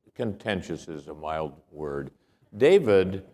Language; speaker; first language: English; native; English